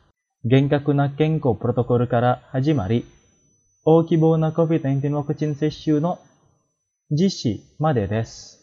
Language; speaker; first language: Japanese; non-native, fluent; Indonesian